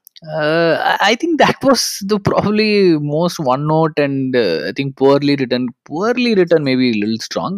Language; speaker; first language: English; non-native, local second language; Tamil